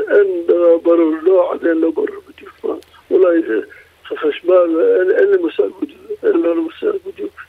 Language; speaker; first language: Hebrew; non-native, local second language; Arabic